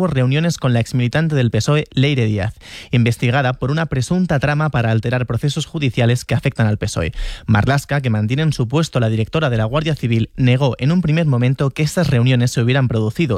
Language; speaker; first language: Spanish; native; Spanish